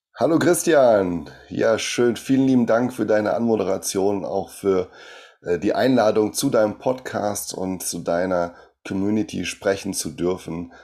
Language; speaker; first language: German; early bilingual, other home language; Portuguese